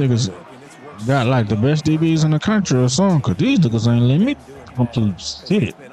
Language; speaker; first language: English; native; English